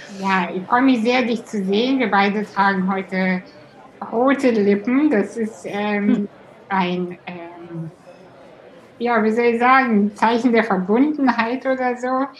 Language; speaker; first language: German; early bilingual, other home language; Russian